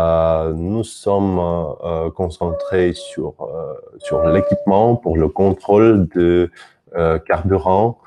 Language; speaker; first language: French; non-native, fluent; Russian